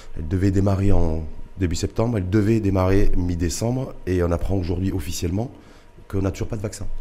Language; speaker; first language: French; non-native, local second language; Arabic